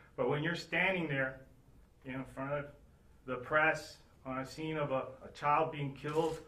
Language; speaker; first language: English; early bilingual, other home language; Spanish